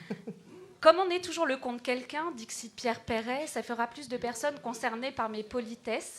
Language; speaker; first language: French; native; French